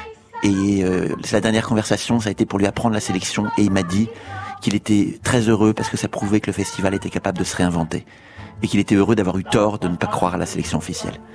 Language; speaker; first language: French; native; French